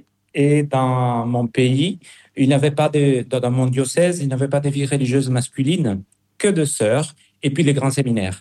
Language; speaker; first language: French; non-native, fluent; Spanish